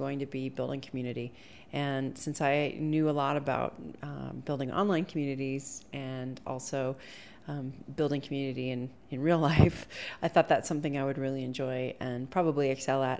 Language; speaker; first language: English; native; English